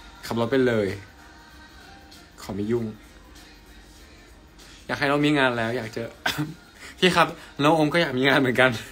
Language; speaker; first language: Thai; native; Thai